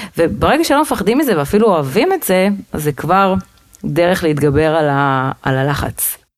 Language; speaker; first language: Hebrew; native; Hebrew